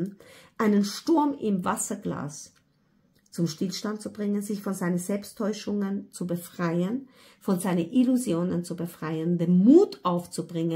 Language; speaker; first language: German; non-native, fluent; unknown